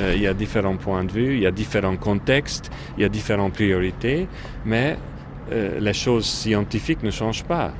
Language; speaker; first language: French; non-native, fluent; Hungarian